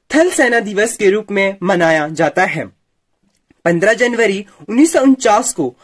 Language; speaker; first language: Hindi; native; Hindi